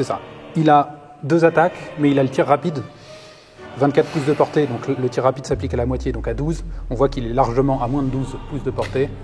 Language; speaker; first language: French; native; French